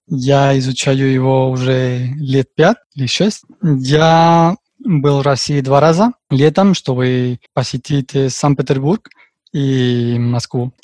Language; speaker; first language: Russian; non-native, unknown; Spanish